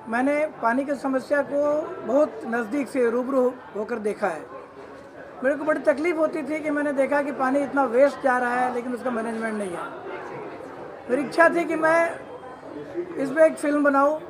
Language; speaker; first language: Hindi; native; Hindi